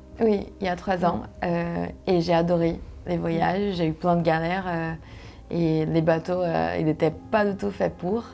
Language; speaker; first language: French; non-native, fluent; Portuguese